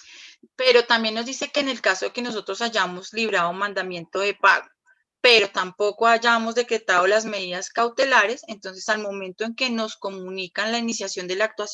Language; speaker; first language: Spanish; native; Spanish